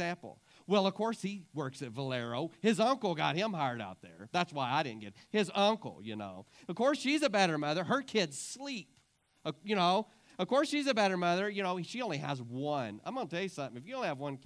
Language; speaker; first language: English; native; English